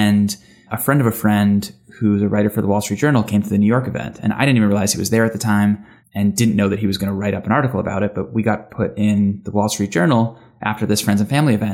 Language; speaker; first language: English; native; English